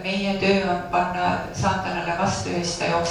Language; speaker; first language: Finnish; non-native, learner; Estonian